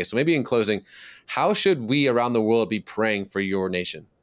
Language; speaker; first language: English; native; English